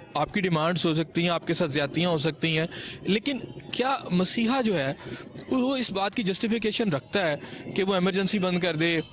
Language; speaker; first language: Urdu; non-native, local second language; Punjabi